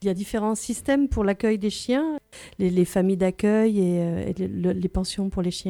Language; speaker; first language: French; native; French